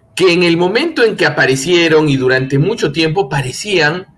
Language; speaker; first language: Spanish; native; Spanish